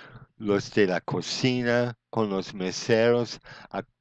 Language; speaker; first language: Spanish; non-native, fluent; English